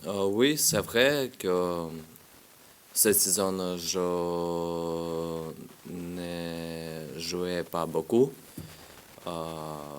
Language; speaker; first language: French; non-native, learner; Russian